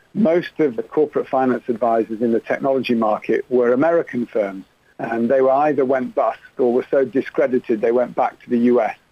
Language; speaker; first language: English; native; English